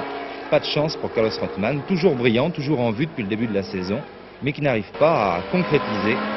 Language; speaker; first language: French; native; French